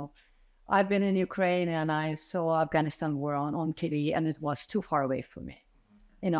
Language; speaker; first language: English; non-native, fluent; Ukrainian